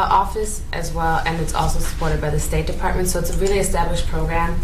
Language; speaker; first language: English; non-native, fluent; German